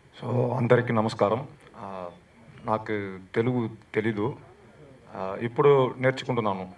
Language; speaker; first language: Telugu; non-native, learner; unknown